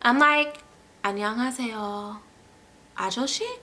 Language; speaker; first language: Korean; non-native, learner; English